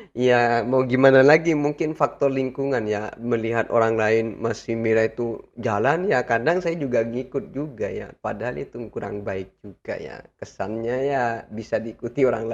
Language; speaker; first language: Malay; non-native, local second language; Madurese